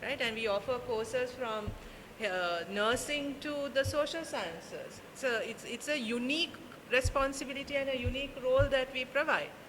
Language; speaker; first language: English; non-native, local second language; Sinhala